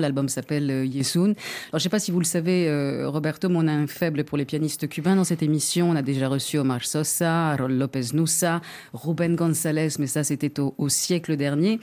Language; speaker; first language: French; native; French